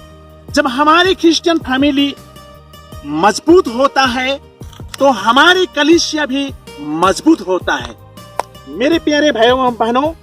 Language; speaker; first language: Hindi; non-native, local second language; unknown